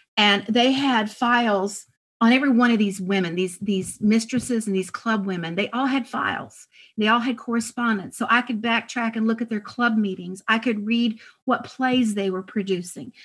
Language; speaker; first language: English; native; English